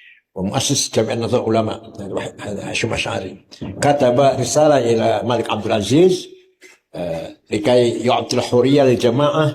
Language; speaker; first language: Arabic; non-native, fluent; Indonesian